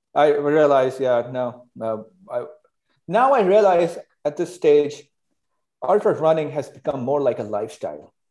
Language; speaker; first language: English; non-native, local second language; Hindi